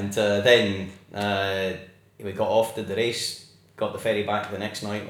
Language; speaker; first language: English; native; English